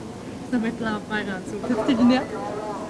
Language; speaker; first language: French; native; French